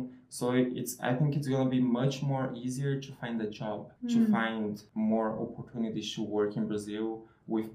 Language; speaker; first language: English; non-native, fluent; Portuguese